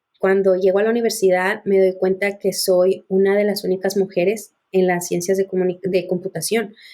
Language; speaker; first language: Spanish; native; Spanish